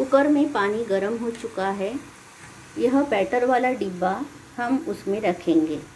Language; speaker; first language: Hindi; non-native, local second language; Marathi